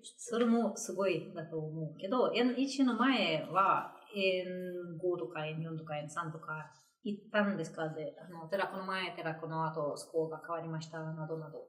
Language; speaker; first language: Japanese; non-native, fluent; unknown